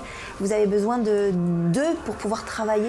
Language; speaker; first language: French; native; French